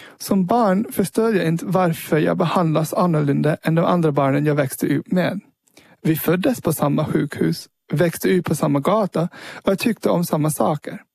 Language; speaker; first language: Swedish; early bilingual, heritage; Swedish